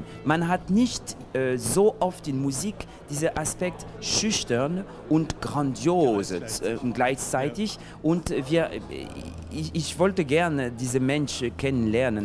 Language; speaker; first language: German; non-native, fluent; French